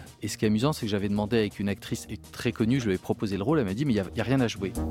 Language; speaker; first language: French; native; French